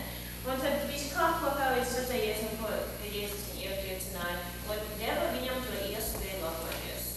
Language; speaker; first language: Latvian; early bilingual, heritage; Latvian